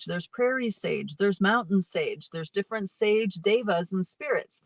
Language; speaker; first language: English; native; English